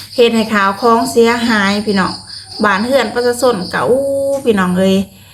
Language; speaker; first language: Thai; native; Thai